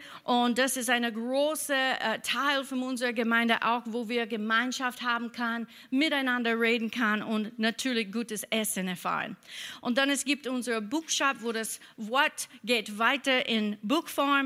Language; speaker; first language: German; non-native, fluent; English